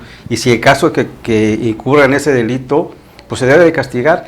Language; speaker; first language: Spanish; native; Spanish